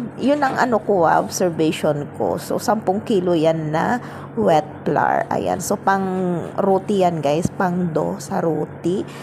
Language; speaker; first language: Filipino; native; Filipino